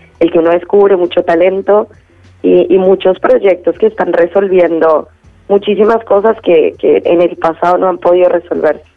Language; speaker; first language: Spanish; native; Spanish